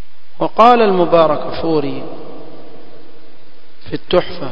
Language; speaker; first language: Arabic; non-native, fluent; Swahili